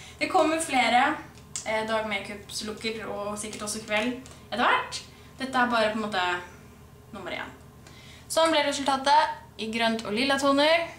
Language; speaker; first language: Norwegian; native; Norwegian